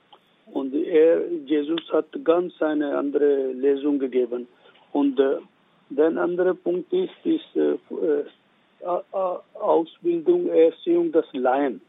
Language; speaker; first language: German; non-native, learner; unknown